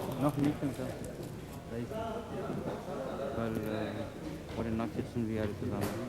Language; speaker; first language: German; non-native, learner; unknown